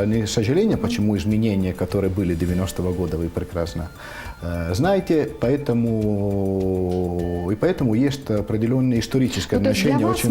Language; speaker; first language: Russian; non-native, fluent; Italian